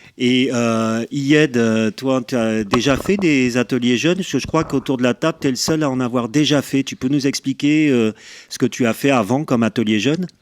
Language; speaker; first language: French; native; French